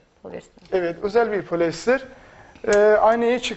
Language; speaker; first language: Turkish; non-native, fluent; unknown